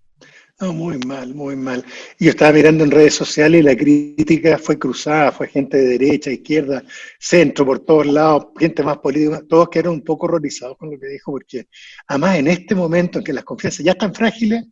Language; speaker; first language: Spanish; native; Spanish